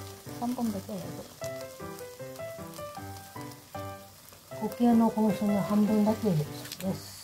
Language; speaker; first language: Japanese; native; Japanese